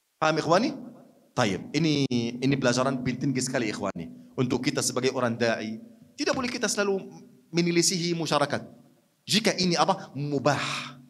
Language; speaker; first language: Malay; non-native, fluent; Arabic